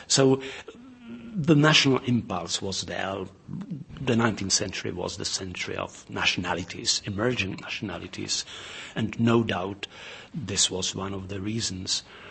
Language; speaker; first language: English; non-native, fluent; Czech